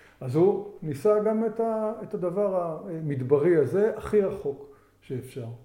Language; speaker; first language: Hebrew; native; Hebrew